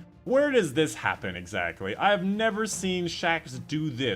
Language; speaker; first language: English; native; English